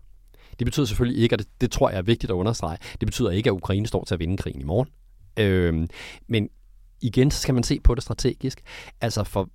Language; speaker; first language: Danish; native; Danish